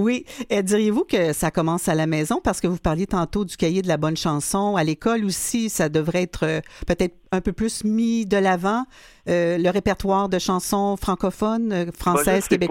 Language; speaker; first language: French; native; French